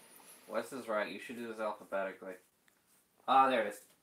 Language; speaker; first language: English; native; English